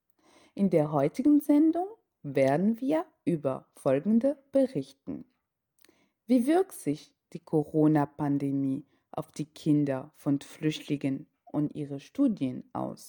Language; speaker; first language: German; non-native, fluent; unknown